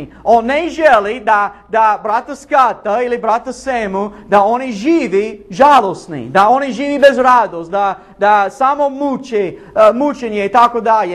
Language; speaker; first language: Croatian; non-native, learner; English